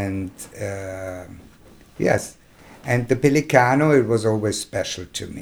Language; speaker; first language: English; non-native, fluent; German